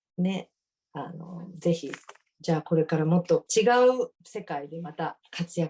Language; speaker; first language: Japanese; native; Japanese